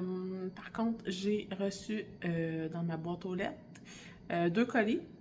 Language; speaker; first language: French; native; French